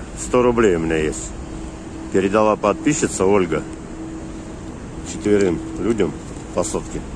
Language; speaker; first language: Russian; native; Russian